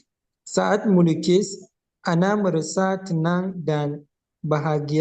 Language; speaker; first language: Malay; non-native, learner; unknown